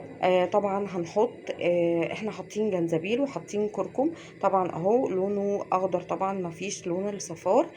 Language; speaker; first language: Arabic; native; Arabic